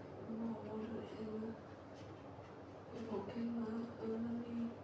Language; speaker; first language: English; non-native, learner; Vietnamese